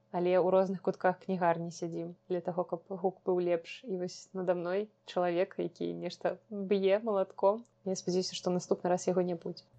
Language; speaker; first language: Belarusian; native; Belarusian